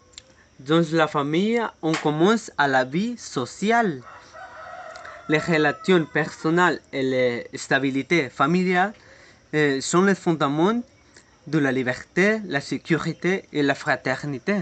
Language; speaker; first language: French; non-native, learner; Spanish